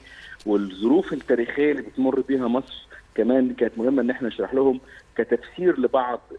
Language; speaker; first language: Arabic; native; Arabic